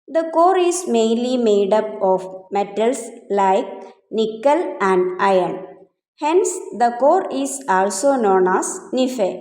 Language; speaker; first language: English; non-native, local second language; Malayalam